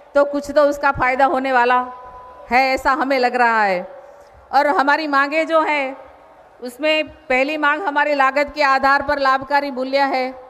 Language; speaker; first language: Hindi; non-native, local second language; Gujarati